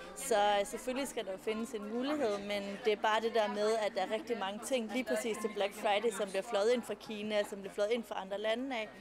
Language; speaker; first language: Danish; native; Danish